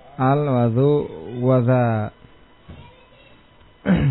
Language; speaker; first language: Arabic; non-native, fluent; Indonesian